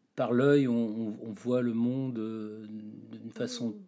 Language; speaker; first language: French; native; French